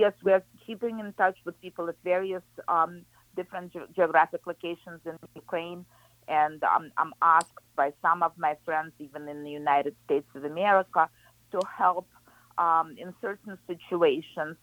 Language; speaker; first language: English; non-native, fluent; Ukrainian